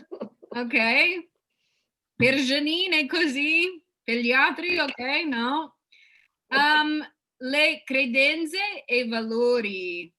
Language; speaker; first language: Italian; non-native, fluent; English